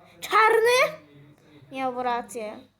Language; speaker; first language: Polish; native; Polish